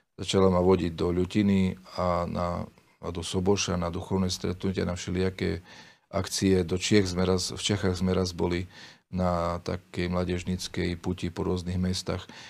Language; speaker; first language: Slovak; native; Slovak